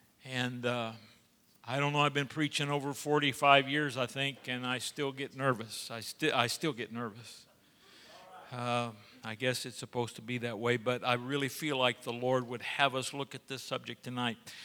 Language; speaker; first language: English; native; English